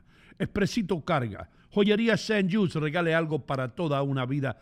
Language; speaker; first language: Spanish; native; Spanish